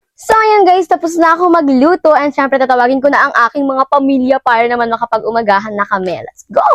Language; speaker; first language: Filipino; native; Filipino